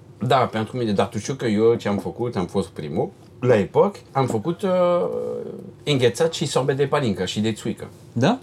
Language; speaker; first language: Romanian; non-native, learner; French